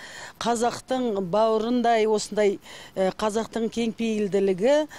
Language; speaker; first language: Kazakh; non-native, local second language; Uzbek